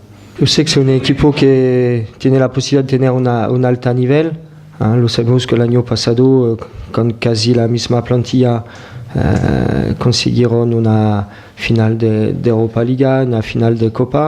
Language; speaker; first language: Spanish; non-native, fluent; French